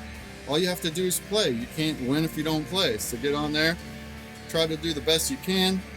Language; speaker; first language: English; native; English